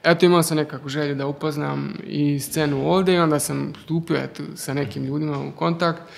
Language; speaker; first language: Serbian; early bilingual, heritage; Serbian